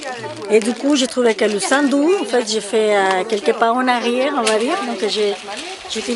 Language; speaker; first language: French; non-native, fluent; Spanish